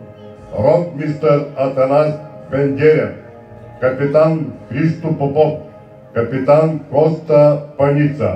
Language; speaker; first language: Bulgarian; native; Bulgarian